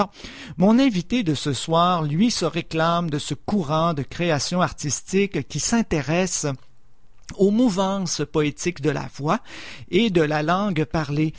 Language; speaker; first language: French; native; French